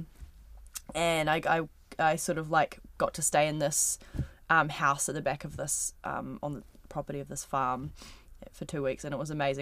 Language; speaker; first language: English; native; English